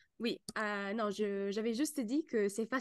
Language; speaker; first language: French; non-native, fluent; Italian